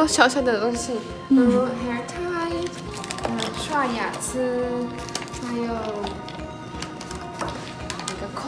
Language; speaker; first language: Chinese; non-native, learner; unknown